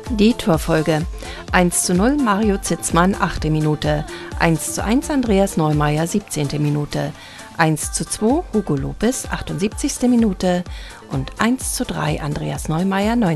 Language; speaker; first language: German; native; German